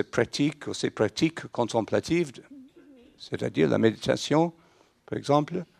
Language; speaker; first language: French; non-native, fluent; English